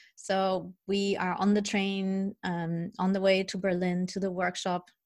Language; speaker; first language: English; early bilingual, other home language; German